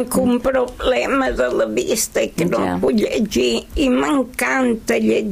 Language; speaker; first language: Spanish; non-native, local second language; Catalan